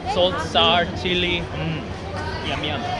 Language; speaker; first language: English; non-native, local second language; Filipino